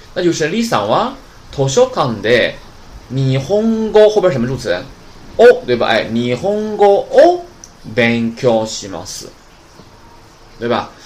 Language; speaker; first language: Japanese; non-native, fluent; Chinese